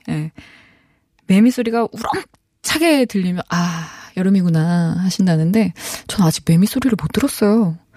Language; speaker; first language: Korean; native; Korean